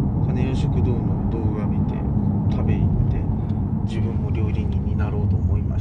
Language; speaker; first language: Japanese; native; Japanese